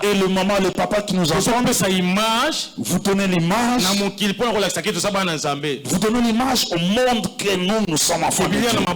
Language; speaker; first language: French; non-native, local second language; Lingala